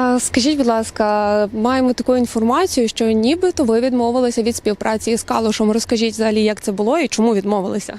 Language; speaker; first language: Ukrainian; native; Ukrainian